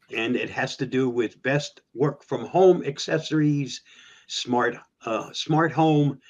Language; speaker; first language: English; native; English